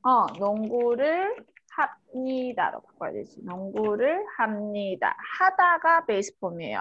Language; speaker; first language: Korean; native; Korean